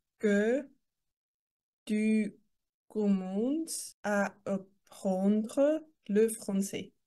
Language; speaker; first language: French; non-native, learner; Russian